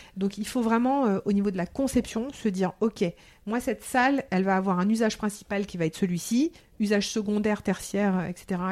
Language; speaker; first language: French; early bilingual, heritage; French